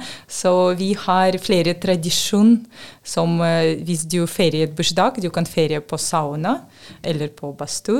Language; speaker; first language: Norwegian; non-native, learner; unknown